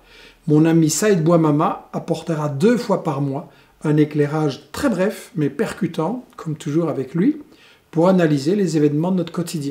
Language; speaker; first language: French; native; French